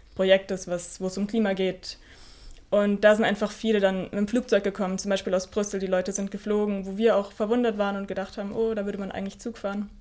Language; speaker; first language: German; native; German